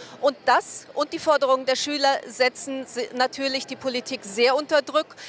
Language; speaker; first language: German; native; German